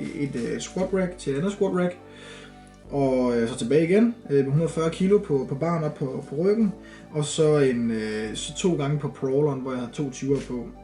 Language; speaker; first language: Danish; native; Danish